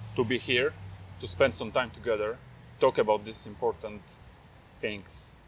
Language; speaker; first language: English; non-native, fluent; Polish